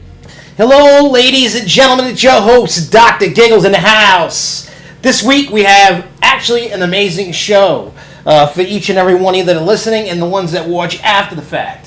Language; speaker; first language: English; native; English